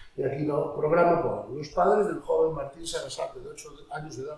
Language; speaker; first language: Spanish; native; Spanish